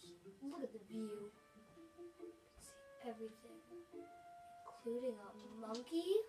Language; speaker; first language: English; native; English